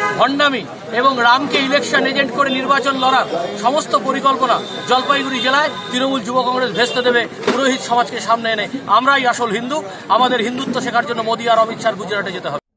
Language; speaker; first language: Hindi; native; Hindi